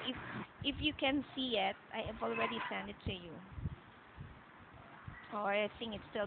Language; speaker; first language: English; non-native, local second language; Filipino